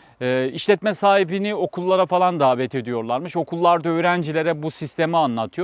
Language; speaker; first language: Turkish; native; Turkish